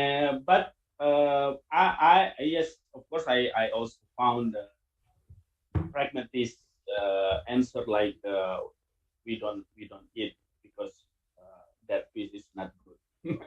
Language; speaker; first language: English; non-native, learner; Indonesian